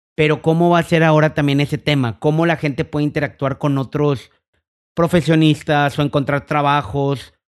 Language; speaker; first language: Spanish; native; Spanish